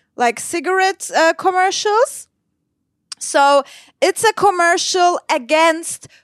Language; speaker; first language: English; non-native, fluent; Turkish